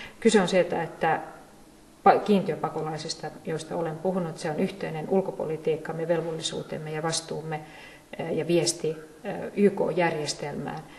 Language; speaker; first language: Finnish; non-native, local second language; Swedish